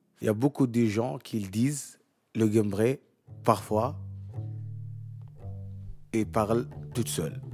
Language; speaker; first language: French; non-native, learner; Arabic